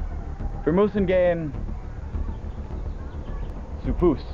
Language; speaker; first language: German; non-native, learner; English